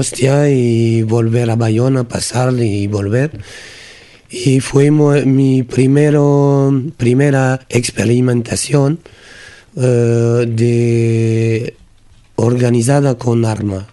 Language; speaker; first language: Spanish; non-native, learner; French